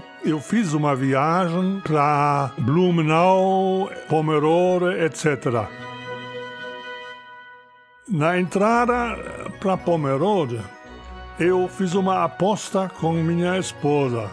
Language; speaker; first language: Portuguese; non-native, fluent; German